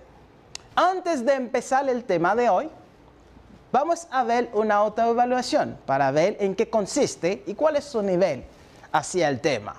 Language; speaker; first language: Spanish; non-native, fluent; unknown